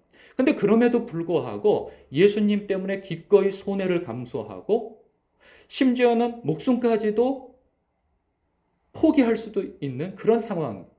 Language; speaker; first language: Korean; native; Korean